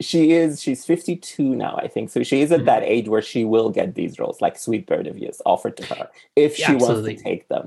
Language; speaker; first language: English; non-native, fluent; Arabic